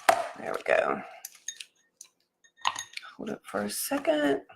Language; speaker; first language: English; native; English